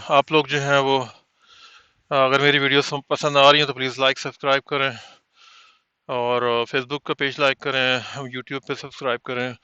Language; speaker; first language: Urdu; native; Urdu